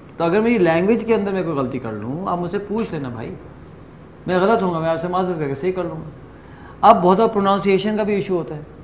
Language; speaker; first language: Urdu; native; Urdu